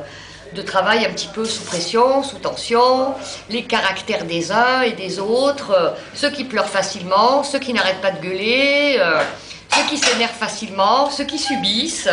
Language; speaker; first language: French; native; French